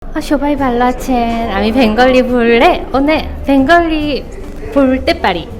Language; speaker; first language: Bangla; non-native, learner; Korean